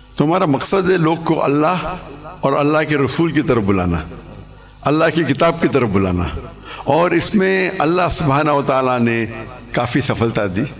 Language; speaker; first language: Urdu; non-native, local second language; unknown